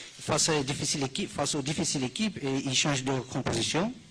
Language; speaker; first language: French; non-native, fluent; Turkish